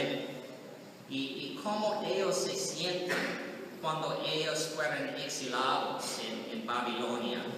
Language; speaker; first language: Spanish; non-native, learner; English